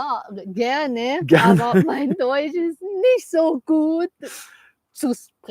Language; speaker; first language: German; non-native, learner; Spanish